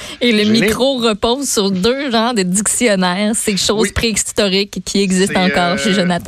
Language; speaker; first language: French; native; French